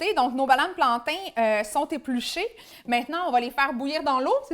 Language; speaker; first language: French; native; French